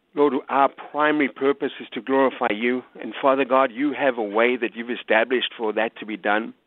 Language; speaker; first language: English; native; English